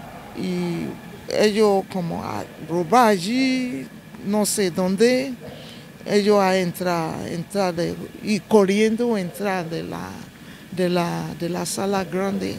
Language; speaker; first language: Spanish; non-native, learner; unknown